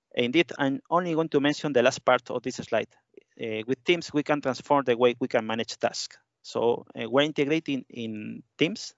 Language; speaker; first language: English; non-native, fluent; Spanish